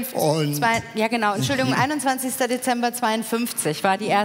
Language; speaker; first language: German; native; German